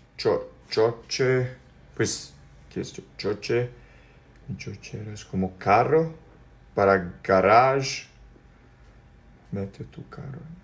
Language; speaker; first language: Spanish; non-native, learner; Serbian